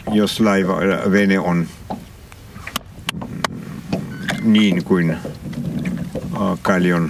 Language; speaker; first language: Finnish; non-native, learner; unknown